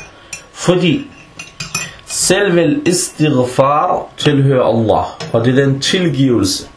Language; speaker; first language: Danish; early bilingual, other home language; Arabic